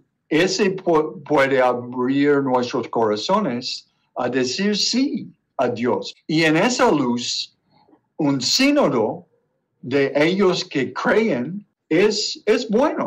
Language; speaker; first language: Spanish; non-native, learner; English